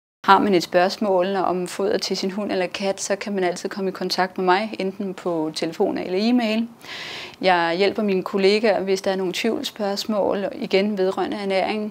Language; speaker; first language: Danish; native; Danish